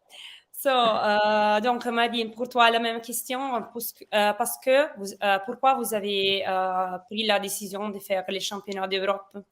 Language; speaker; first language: French; non-native, learner; Italian